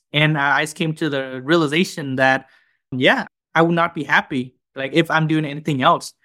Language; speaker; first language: English; non-native, fluent; Vietnamese